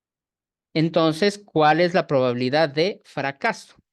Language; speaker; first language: Spanish; native; Spanish